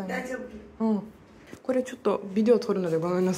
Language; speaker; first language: Japanese; non-native, fluent; Turkish